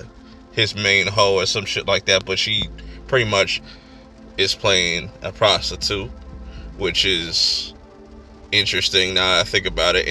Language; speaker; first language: English; native; English